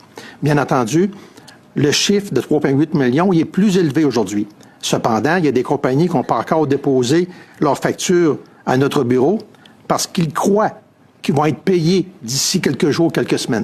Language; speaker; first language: French; native; French